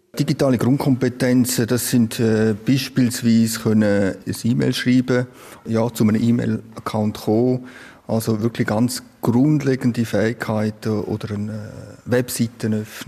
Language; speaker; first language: German; native; German